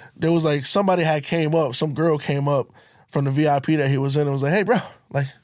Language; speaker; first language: English; native; English